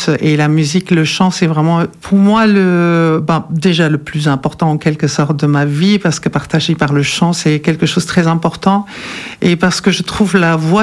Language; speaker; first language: French; non-native, fluent; German